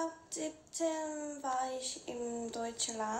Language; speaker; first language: German; non-native, learner; Korean